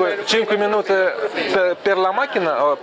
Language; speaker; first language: Italian; non-native, learner; Russian